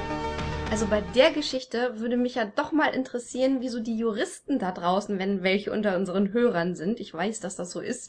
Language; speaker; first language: German; native; German